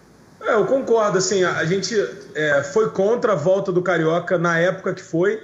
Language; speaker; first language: Portuguese; native; Portuguese